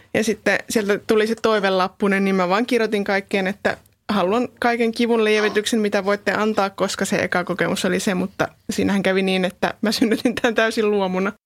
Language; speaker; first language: Finnish; native; Finnish